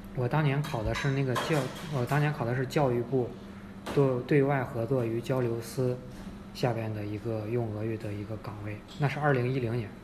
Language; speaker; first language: Chinese; native; Chinese